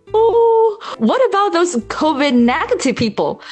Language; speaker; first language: English; non-native, fluent; Chinese